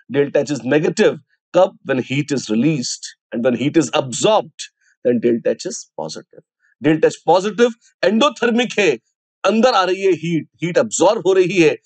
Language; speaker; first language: Hindi; native; Hindi